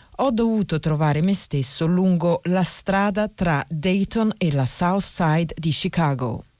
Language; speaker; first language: Italian; native; Italian